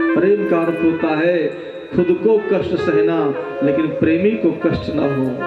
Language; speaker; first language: Hindi; native; Hindi